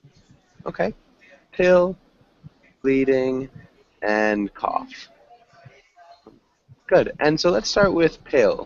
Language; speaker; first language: English; non-native, fluent; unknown